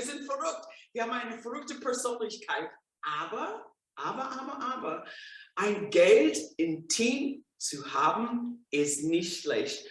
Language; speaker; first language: German; non-native, fluent; English